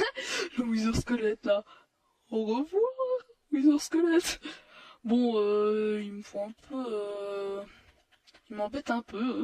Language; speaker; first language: French; native; French